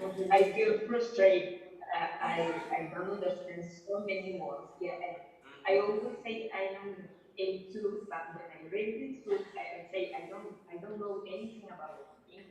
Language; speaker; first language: English; non-native, learner; Spanish